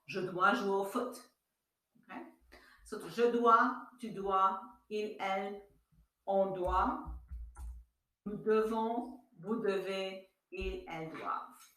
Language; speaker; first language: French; non-native, fluent; English